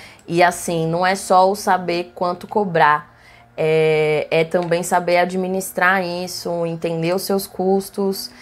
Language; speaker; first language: Portuguese; native; Portuguese